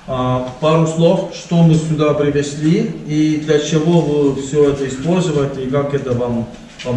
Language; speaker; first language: Russian; non-native, learner; Estonian